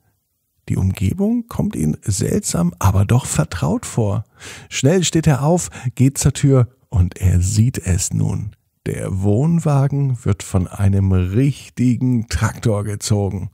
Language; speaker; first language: German; native; German